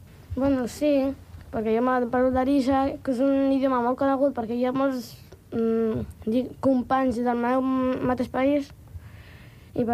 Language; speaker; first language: Catalan; non-native, learner; Arabic